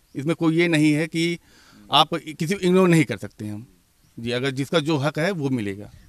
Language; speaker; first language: Hindi; native; Hindi